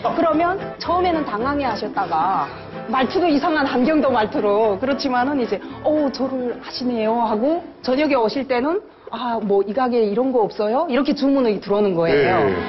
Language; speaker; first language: Korean; native; Korean